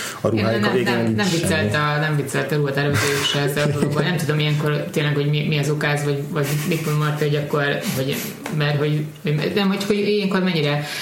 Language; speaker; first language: Hungarian; native; Hungarian